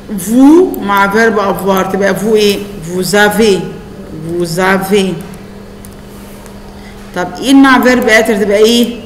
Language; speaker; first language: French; non-native, fluent; Arabic